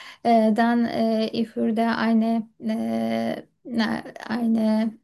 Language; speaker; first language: German; non-native, learner; Turkish